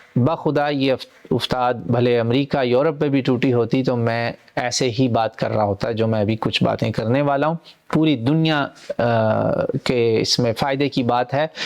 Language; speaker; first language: Urdu; native; Urdu